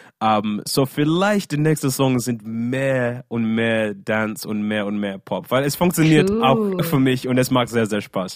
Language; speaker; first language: German; non-native, learner; English